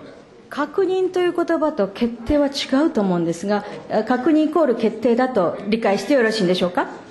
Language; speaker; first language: Japanese; native; Japanese